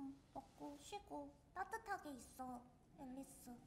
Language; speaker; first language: Korean; native; Korean